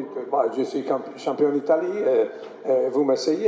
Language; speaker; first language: French; non-native, fluent; Italian